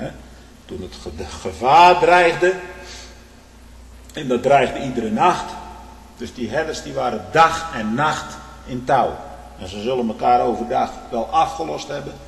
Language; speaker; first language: Dutch; native; Dutch